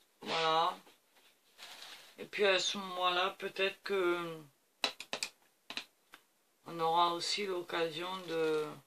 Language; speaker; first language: French; native; French